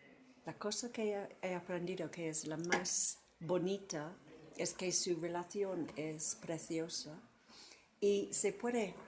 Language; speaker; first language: Spanish; non-native, fluent; English